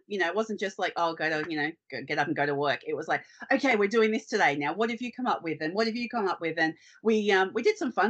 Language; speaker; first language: English; native; English